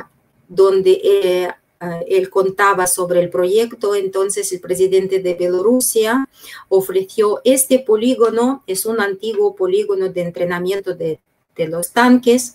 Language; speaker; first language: Spanish; non-native, fluent; Russian